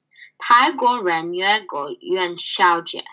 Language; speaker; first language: Chinese; non-native, learner; English